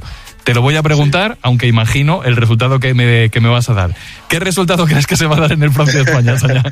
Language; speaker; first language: Spanish; native; Spanish